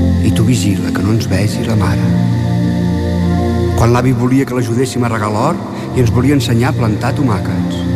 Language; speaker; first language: Catalan; native; Catalan